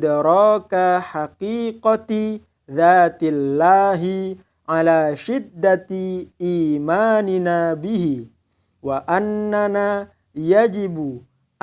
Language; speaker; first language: Arabic; non-native, fluent; Indonesian